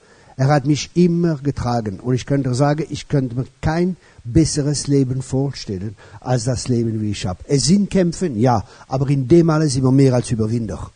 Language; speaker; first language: German; non-native, fluent; French